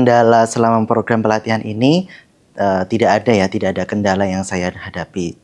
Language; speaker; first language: Indonesian; non-native, local second language; Javanese